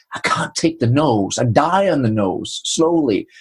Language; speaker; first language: English; non-native, fluent; Danish